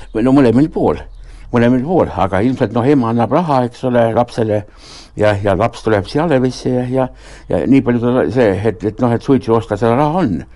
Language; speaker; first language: Estonian; native; Estonian